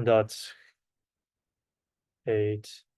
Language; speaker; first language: Dutch; non-native, learner; Korean